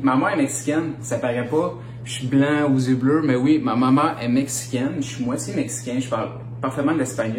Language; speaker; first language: French; early bilingual, heritage; French